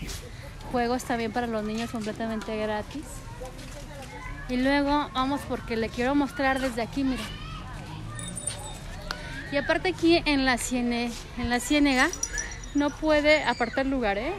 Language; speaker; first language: Spanish; native; Spanish